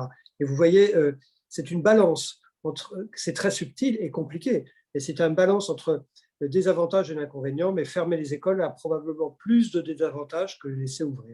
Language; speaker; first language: French; native; French